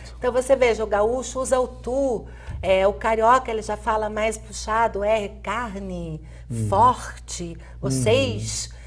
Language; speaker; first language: Portuguese; native; Portuguese